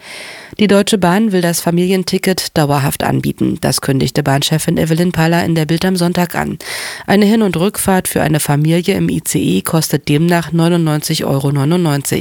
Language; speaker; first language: German; native; German